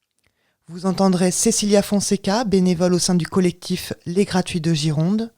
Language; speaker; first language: French; native; French